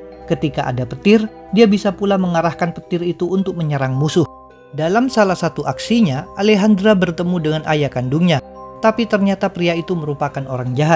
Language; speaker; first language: Indonesian; native; Indonesian